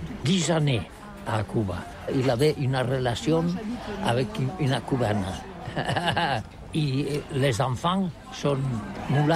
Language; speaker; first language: French; non-native, learner; Catalan